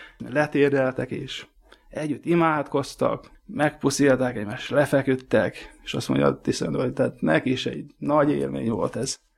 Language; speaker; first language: Hungarian; native; Hungarian